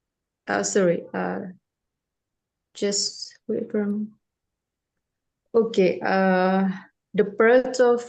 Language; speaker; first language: English; non-native, fluent; Indonesian